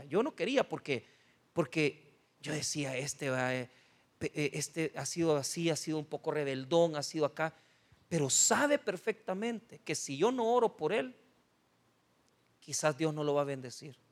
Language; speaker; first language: Spanish; native; Spanish